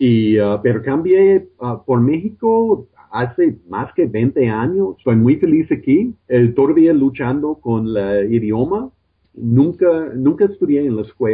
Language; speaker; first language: Spanish; non-native, fluent; English